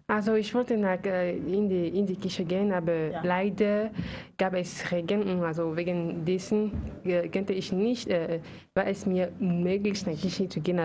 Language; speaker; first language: German; non-native, fluent; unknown